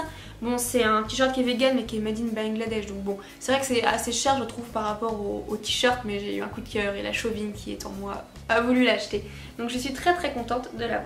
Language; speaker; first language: French; native; French